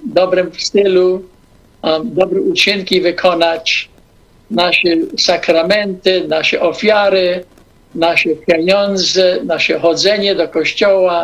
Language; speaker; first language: Polish; non-native, fluent; English